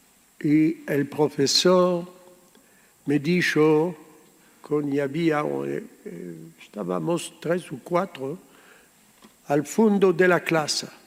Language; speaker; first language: Spanish; early bilingual, heritage; Spanish